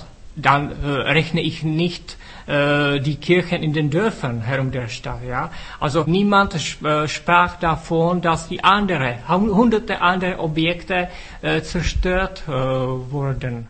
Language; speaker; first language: German; non-native, fluent; Czech